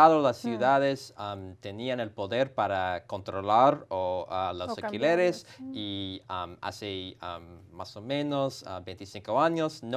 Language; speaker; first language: Spanish; non-native, fluent; English